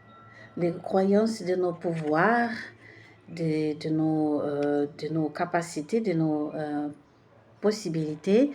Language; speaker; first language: French; non-native, fluent; Portuguese